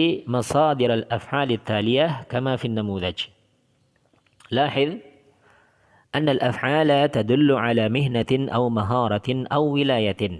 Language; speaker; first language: Arabic; non-native, fluent; Indonesian